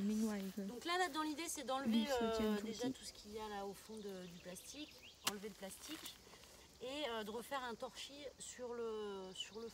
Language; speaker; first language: French; native; French